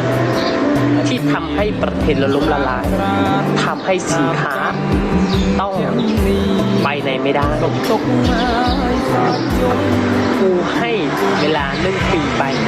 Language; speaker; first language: Thai; non-native, fluent; Khmer